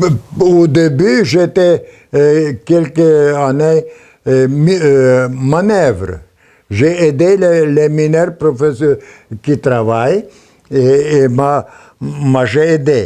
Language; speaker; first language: French; non-native, learner; Polish